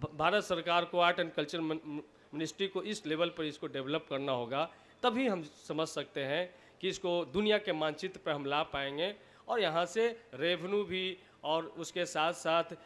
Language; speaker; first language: Hindi; native; Hindi